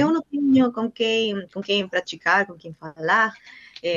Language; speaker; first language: Portuguese; non-native, learner; Spanish